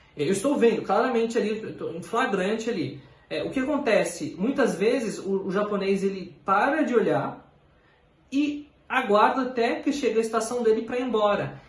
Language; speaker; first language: Portuguese; native; Portuguese